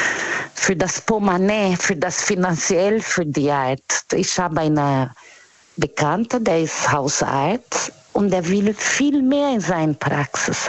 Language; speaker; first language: German; non-native, fluent; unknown